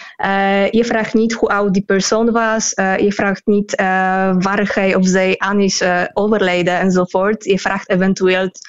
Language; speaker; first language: Dutch; non-native, fluent; Polish